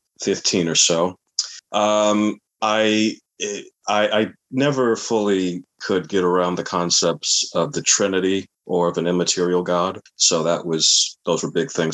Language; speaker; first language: English; native; English